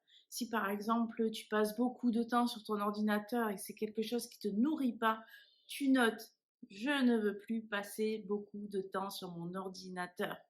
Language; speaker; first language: French; native; French